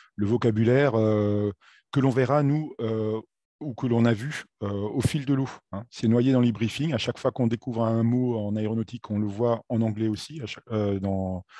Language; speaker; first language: French; native; French